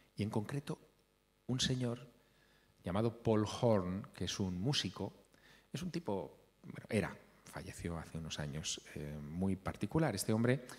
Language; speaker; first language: Spanish; native; Spanish